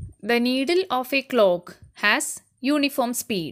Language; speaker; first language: English; non-native, local second language; Malayalam